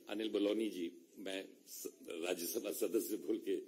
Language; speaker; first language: Hindi; native; Hindi